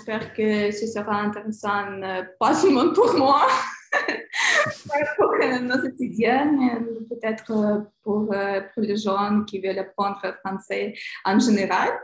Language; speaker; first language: French; non-native, learner; Ukrainian